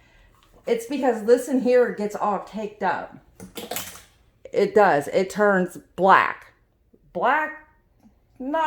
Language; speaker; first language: English; native; English